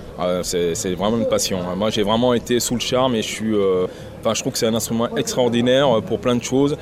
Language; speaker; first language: French; native; French